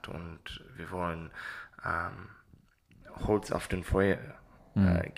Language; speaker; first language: German; non-native, learner; English